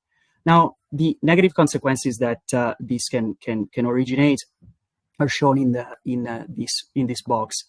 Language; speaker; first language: English; non-native, fluent; Italian